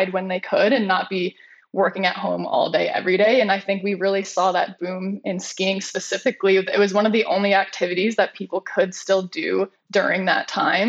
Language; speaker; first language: English; native; English